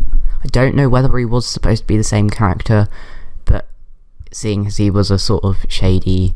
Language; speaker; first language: English; native; English